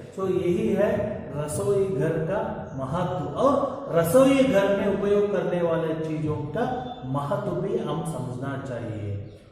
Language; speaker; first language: Hindi; non-native, local second language; Kannada